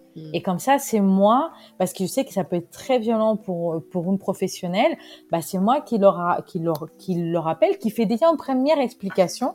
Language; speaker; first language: French; non-native, fluent; Spanish